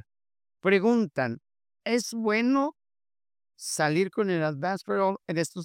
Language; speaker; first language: Spanish; native; Spanish